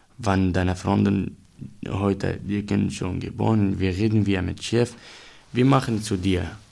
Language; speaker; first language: German; non-native, learner; Arabic